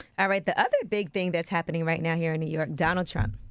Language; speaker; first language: English; native; English